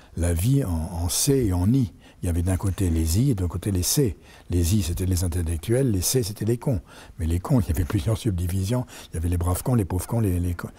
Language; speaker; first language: French; native; French